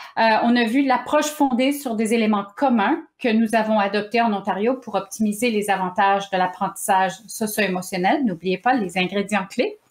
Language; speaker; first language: French; native; French